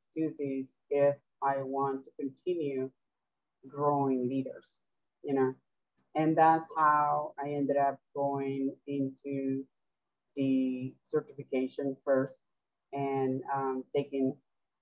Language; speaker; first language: English; non-native, fluent; Spanish